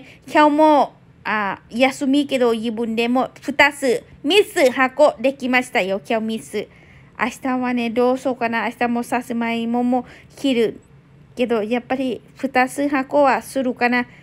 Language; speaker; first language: Japanese; non-native, learner; Thai